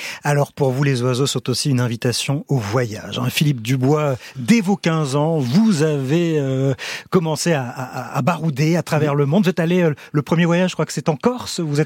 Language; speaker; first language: French; native; French